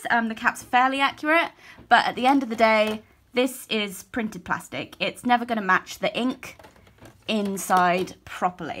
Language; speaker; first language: English; native; English